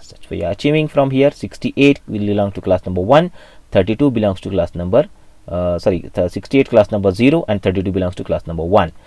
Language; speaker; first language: English; non-native, local second language; Marathi